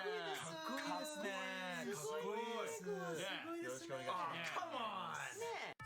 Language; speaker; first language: Japanese; non-native, learner; English